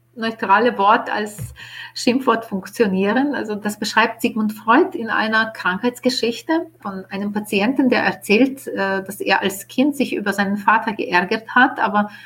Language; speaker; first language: German; non-native, fluent; Ukrainian